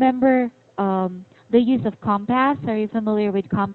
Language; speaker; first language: English; non-native, fluent; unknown